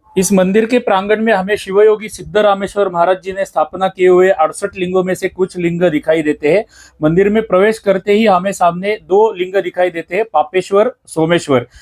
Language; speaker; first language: Hindi; non-native, local second language; Marathi